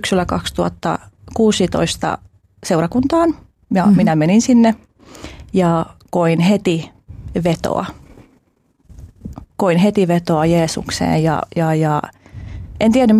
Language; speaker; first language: Finnish; early bilingual, other home language; Albanian